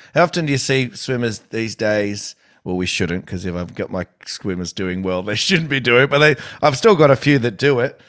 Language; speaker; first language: English; native; English